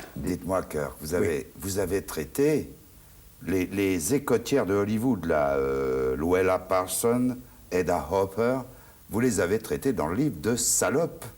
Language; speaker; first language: French; native; French